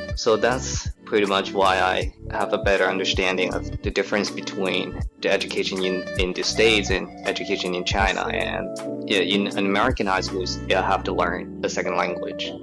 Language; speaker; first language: English; non-native, fluent; Chinese